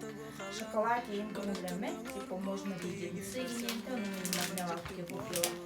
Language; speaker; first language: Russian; non-native, local second language; Yakut